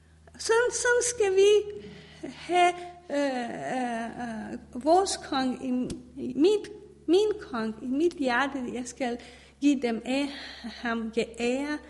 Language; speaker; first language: Danish; non-native, fluent; Persian